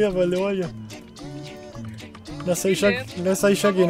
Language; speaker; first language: Spanish; native; Spanish